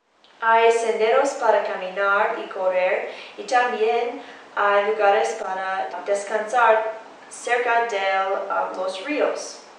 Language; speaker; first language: Spanish; non-native, learner; English